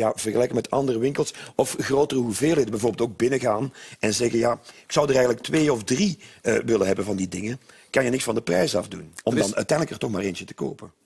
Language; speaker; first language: Dutch; native; Dutch